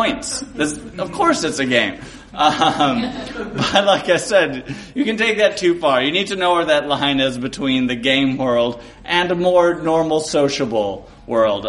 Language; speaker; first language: English; native; English